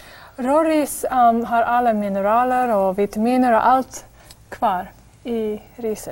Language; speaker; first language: Swedish; non-native, fluent; English